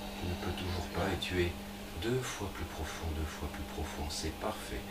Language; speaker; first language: French; native; French